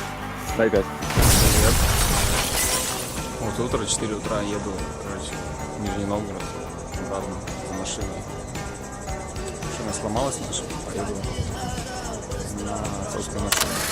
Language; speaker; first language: Russian; native; Russian